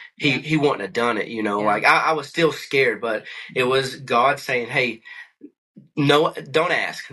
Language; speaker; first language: English; native; English